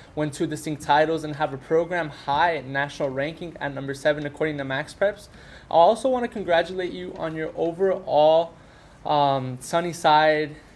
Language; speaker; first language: English; early bilingual, other home language; Spanish